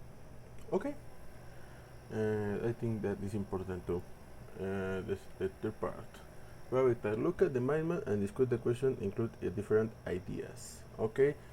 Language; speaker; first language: English; non-native, learner; Spanish